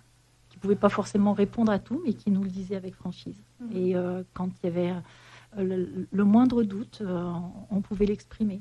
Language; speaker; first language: French; native; French